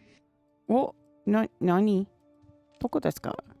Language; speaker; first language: Japanese; non-native, learner; English